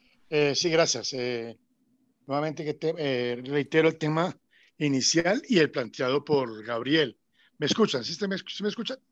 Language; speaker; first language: Spanish; native; Spanish